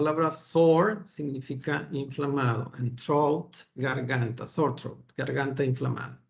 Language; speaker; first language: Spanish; native; Spanish